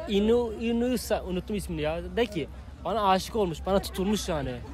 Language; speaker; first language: Turkish; native; Turkish